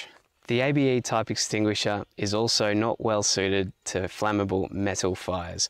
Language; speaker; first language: English; native; English